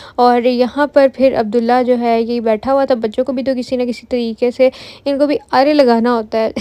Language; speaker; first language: Urdu; native; Urdu